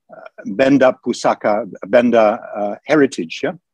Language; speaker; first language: Indonesian; non-native, fluent; English